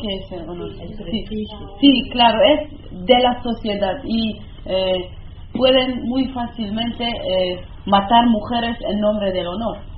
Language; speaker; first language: Spanish; non-native, learner; Kurdish